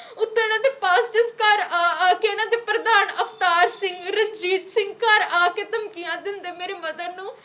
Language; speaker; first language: Punjabi; native; Punjabi